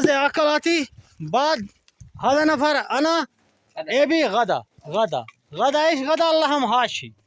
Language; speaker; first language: Arabic; non-native, learner; Saraiki